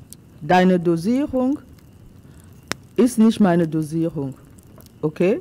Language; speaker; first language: German; non-native, fluent; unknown